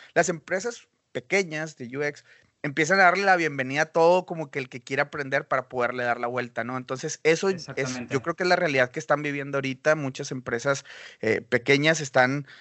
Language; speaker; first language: Spanish; native; Spanish